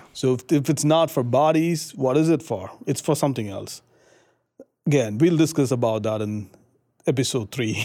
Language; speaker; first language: English; non-native, local second language; Tamil